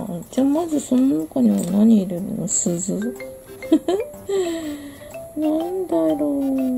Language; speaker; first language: Japanese; native; Japanese